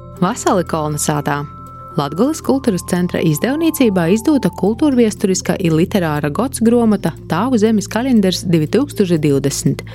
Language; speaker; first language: Latvian; native; Latvian